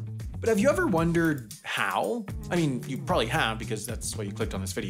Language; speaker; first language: English; native; English